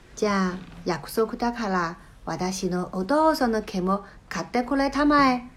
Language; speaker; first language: Japanese; non-native, learner; Chinese